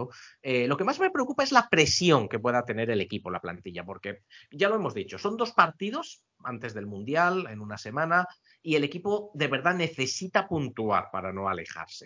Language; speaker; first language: Spanish; native; Spanish